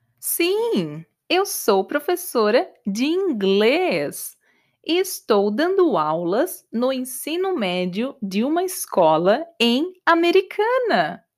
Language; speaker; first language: Portuguese; native; Portuguese